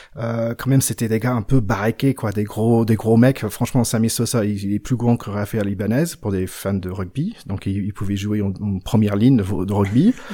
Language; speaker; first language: French; non-native, fluent; English